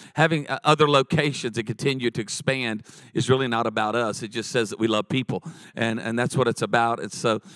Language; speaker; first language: English; native; English